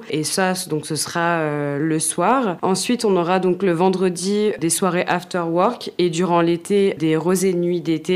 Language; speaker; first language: French; native; French